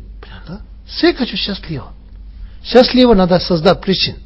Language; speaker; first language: Russian; non-native, learner; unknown